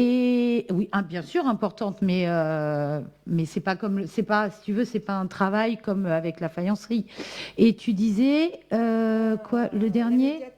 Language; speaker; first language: French; native; French